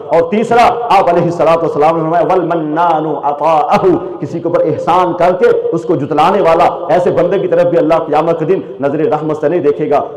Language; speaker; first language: Urdu; non-native, local second language; Punjabi